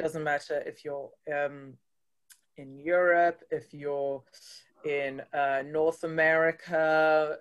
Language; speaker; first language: English; non-native, local second language; Yoruba